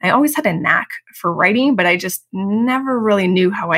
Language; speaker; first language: English; native; English